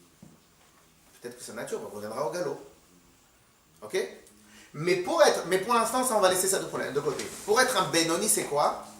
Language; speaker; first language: French; native; French